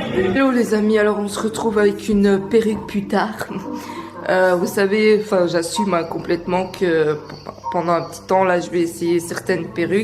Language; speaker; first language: French; native; French